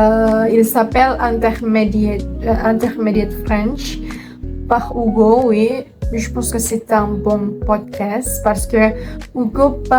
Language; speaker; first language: French; non-native, learner; Indonesian